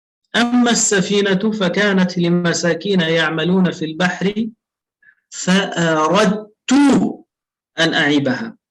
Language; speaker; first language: Arabic; native; Arabic